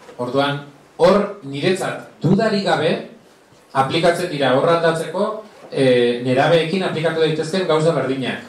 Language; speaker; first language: Basque; non-native, local second language; Spanish